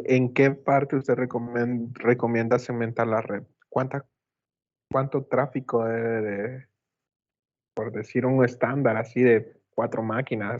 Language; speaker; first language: Spanish; native; Spanish